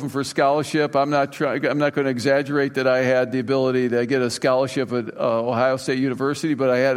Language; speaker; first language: English; native; English